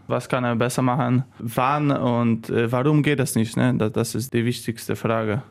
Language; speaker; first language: German; non-native, learner; Polish